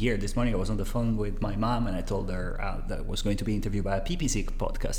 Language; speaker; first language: English; non-native, fluent; Italian